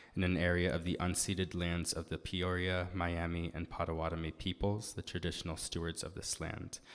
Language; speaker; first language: English; native; English